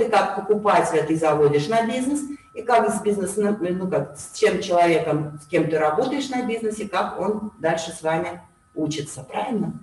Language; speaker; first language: Russian; native; Russian